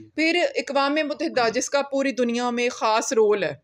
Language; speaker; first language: Urdu; native; Urdu